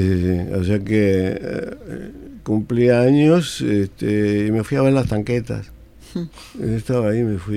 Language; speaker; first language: Spanish; native; Spanish